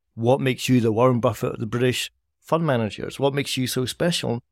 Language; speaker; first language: English; native; English